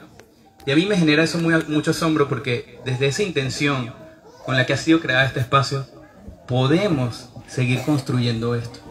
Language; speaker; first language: Spanish; native; Spanish